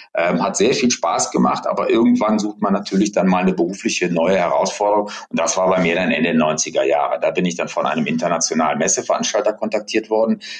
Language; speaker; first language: German; native; German